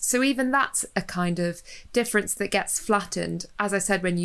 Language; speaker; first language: English; native; English